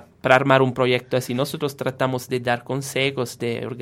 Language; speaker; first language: Spanish; non-native, fluent; Italian